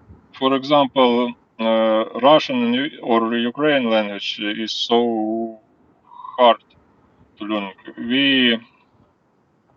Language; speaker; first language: English; non-native, learner; Ukrainian